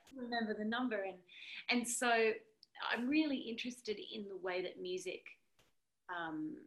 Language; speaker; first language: English; native; English